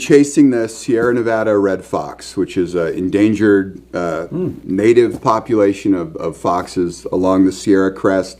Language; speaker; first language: English; native; English